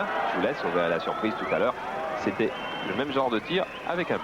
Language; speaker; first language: French; native; French